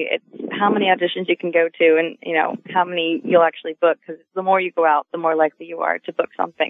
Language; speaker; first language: English; native; English